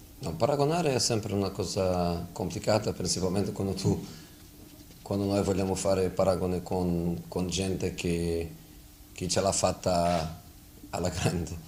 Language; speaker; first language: Italian; non-native, fluent; Portuguese